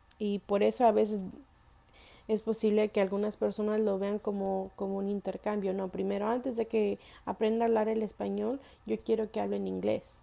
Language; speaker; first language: Spanish; early bilingual, heritage; Spanish